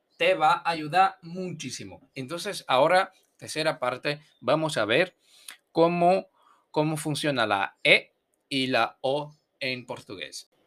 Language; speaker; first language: Spanish; non-native, fluent; Portuguese